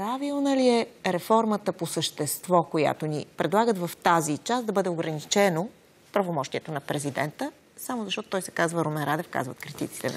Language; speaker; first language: Bulgarian; native; Bulgarian